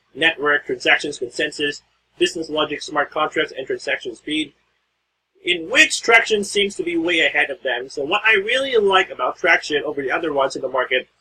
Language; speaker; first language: English; non-native, local second language; Filipino